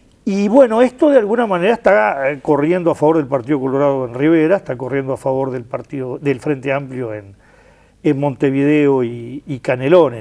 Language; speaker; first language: Spanish; native; Spanish